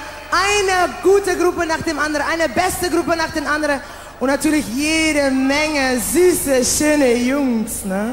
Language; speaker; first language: German; non-native, learner; English